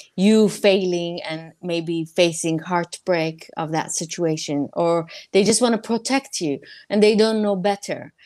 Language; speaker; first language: English; non-native, fluent; Persian